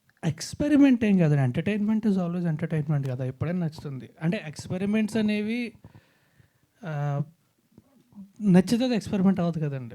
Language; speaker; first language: Telugu; native; Telugu